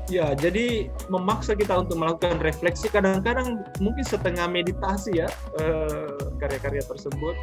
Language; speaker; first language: Indonesian; native; Indonesian